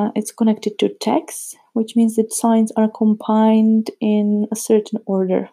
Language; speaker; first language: English; non-native, fluent; Czech